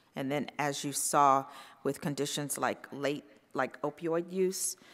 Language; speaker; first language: English; native; English